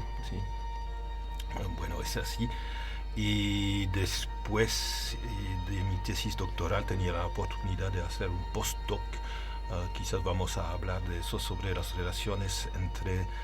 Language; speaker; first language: Spanish; non-native, learner; French